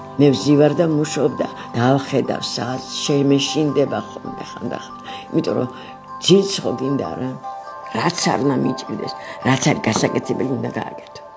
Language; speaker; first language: Georgian; native; Georgian